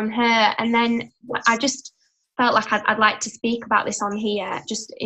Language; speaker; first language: English; native; English